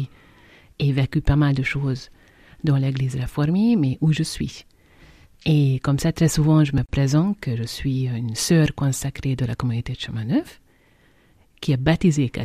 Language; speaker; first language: French; non-native, fluent; Hungarian